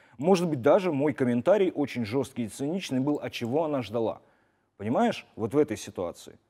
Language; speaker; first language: Russian; native; Russian